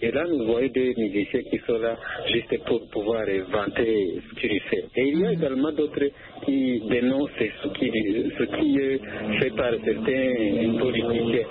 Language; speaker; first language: French; non-native, local second language; Rundi